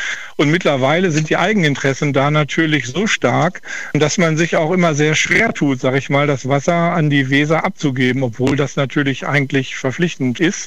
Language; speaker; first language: German; native; German